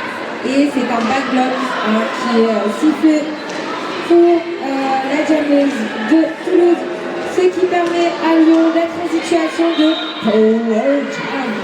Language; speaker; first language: French; native; French